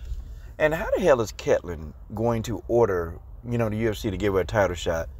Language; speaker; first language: English; native; English